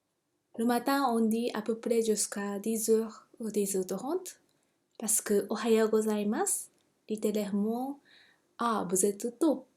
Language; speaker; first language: French; non-native, fluent; Japanese